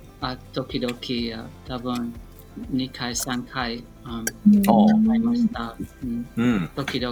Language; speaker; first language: Japanese; non-native, learner; English